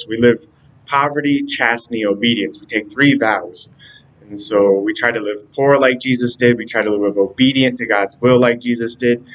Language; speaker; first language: English; native; English